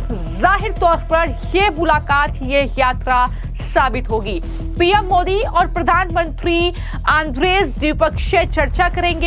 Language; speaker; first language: Hindi; native; Hindi